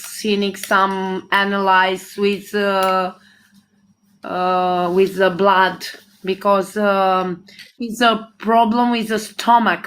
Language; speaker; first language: English; non-native, learner; Romanian